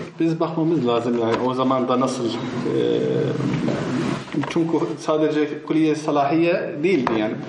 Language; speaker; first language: Turkish; non-native, fluent; Arabic